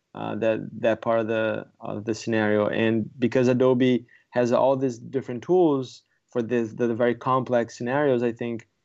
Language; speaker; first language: English; non-native, fluent; Portuguese